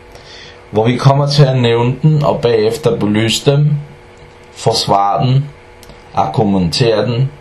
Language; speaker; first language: Danish; non-native, fluent; Arabic